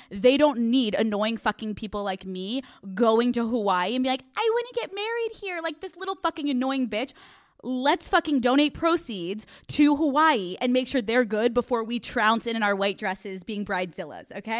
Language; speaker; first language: English; native; English